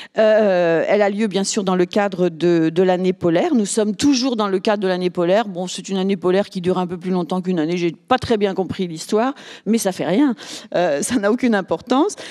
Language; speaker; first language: French; native; French